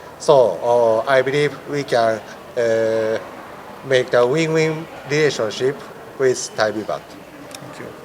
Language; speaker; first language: English; non-native, learner; Japanese